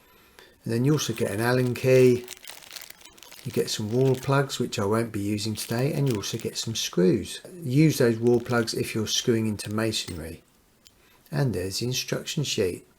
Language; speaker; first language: English; native; English